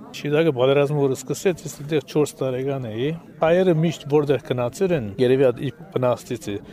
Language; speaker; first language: Armenian; early bilingual, heritage; Armenian